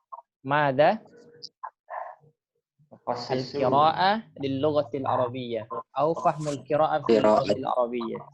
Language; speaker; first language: Arabic; non-native, fluent; Indonesian